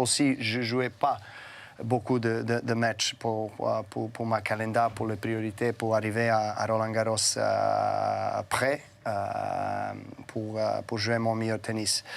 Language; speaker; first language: French; non-native, fluent; Serbian